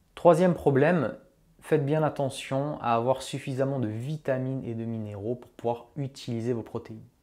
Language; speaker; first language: French; native; French